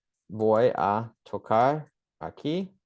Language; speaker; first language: Spanish; early bilingual, heritage; English